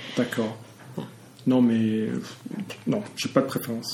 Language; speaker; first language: French; non-native, fluent; English